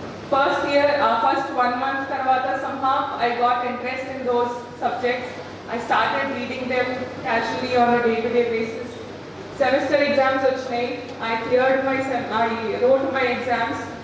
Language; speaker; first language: English; non-native, local second language; Telugu